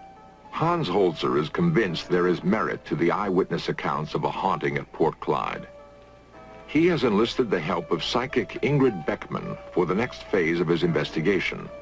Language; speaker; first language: English; native; English